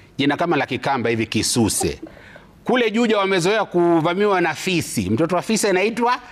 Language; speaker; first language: Swahili; non-native, local second language; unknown